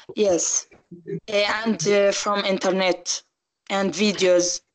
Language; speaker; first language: English; non-native, learner; Arabic